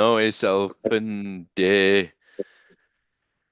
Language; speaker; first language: Spanish; non-native, learner; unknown